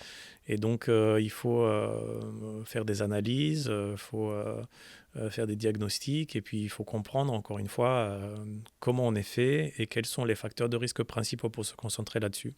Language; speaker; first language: French; native; French